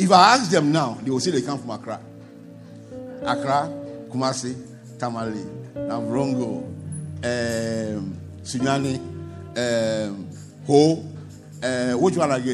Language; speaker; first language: English; non-native, local second language; Akan